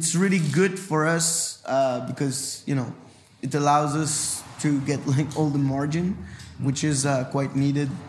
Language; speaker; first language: English; non-native, fluent; French